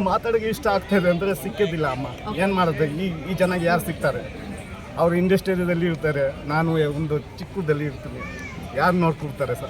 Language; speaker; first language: Kannada; non-native, local second language; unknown